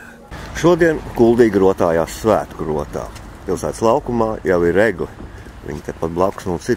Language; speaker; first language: Latvian; native; Latvian